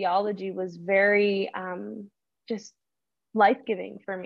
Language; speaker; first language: English; early bilingual, other home language; Spanish